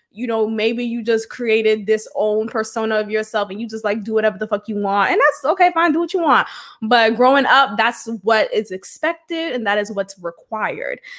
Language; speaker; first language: English; early bilingual, other home language; Haitian Creole